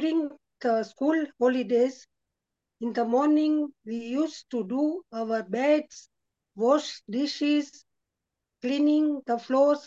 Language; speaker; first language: English; non-native, local second language; Gujarati